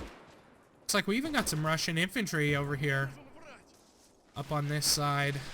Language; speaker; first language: English; native; English